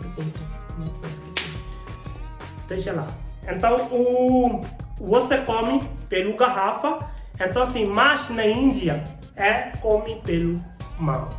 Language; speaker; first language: Portuguese; non-native, learner; Hindi